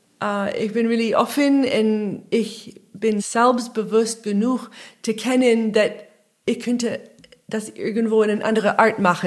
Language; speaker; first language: German; non-native, learner; English